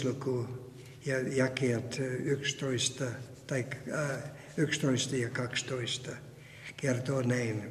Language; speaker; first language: Finnish; non-native, fluent; Russian